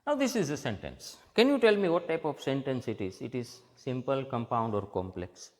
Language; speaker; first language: English; non-native, local second language; Gujarati